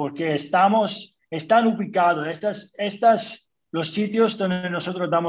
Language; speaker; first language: Spanish; early bilingual, other home language; English